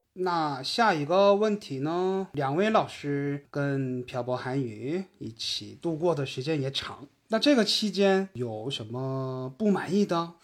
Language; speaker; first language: Chinese; non-native, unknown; Korean